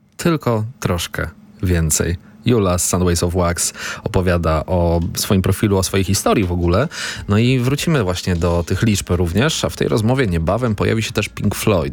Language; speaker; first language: Polish; native; Polish